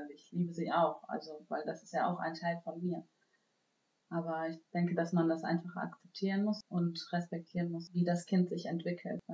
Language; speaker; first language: German; native; German